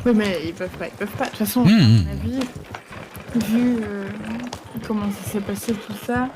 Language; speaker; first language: French; native; French